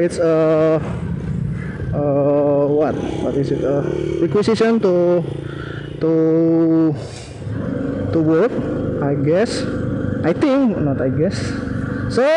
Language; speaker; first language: English; non-native, learner; Indonesian